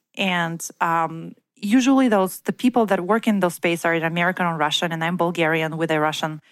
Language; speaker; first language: English; non-native, fluent; Bulgarian